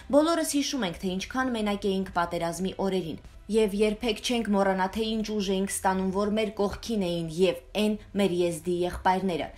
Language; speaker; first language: Armenian; native; Armenian